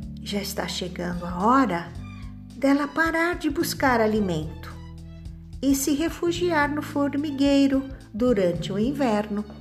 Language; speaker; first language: Portuguese; native; Portuguese